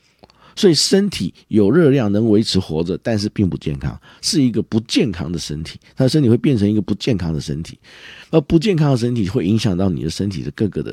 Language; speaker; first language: Chinese; native; Chinese